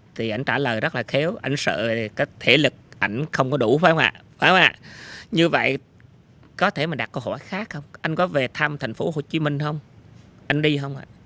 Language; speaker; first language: Vietnamese; native; Vietnamese